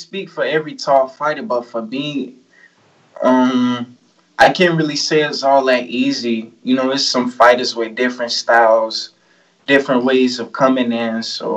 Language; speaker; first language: English; native; English